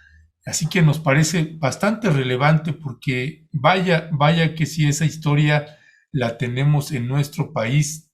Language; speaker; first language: Spanish; native; Spanish